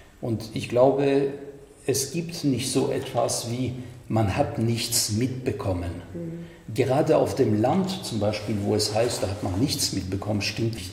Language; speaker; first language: German; non-native, fluent; French